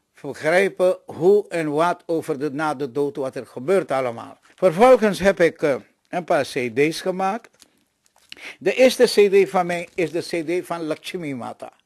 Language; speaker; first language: Dutch; non-native, local second language; Caribbean Hindustani